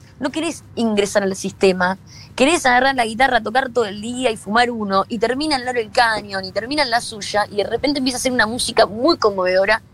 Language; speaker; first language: Spanish; native; Spanish